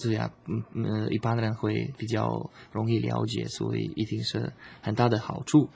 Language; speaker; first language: Chinese; non-native, learner; Slovak